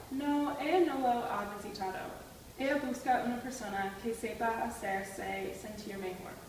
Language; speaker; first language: Spanish; non-native, learner; English